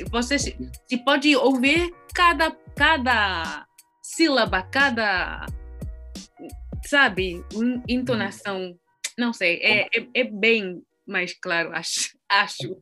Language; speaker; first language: Portuguese; non-native, learner; English